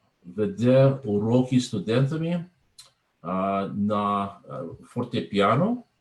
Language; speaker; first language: Ukrainian; non-native, learner; English